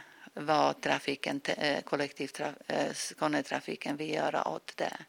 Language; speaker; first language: Swedish; non-native, fluent; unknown